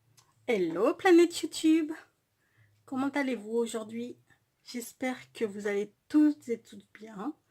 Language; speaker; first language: French; native; French